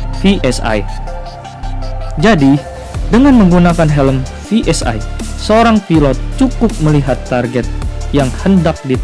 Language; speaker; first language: Indonesian; native; Indonesian